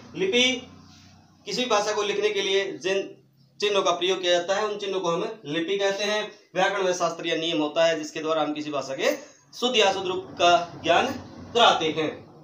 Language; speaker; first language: Hindi; native; Hindi